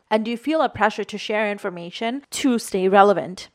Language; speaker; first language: English; non-native, local second language; Bangla